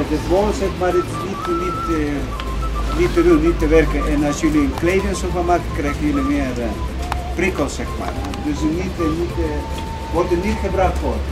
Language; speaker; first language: Dutch; non-native, fluent; Spanish